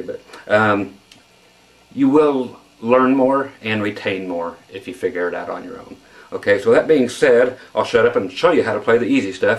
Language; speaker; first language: English; native; English